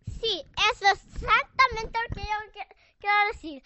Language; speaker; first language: Spanish; early bilingual, heritage; Spanish